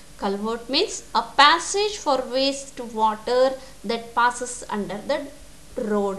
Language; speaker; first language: English; non-native, local second language; Kannada